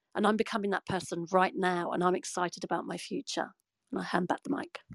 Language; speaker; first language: English; native; English